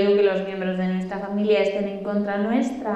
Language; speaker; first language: Spanish; native; Spanish